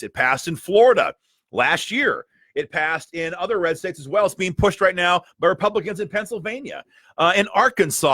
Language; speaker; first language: English; native; English